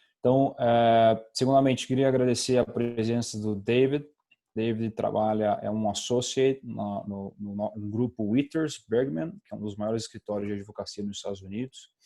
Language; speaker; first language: Portuguese; native; Portuguese